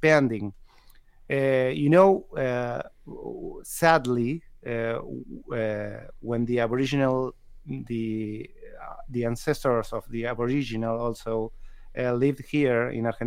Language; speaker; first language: English; non-native, fluent; Spanish